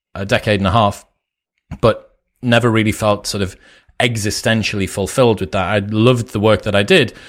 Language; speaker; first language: English; native; English